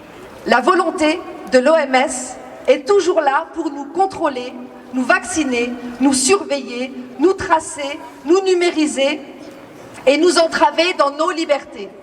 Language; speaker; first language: French; native; French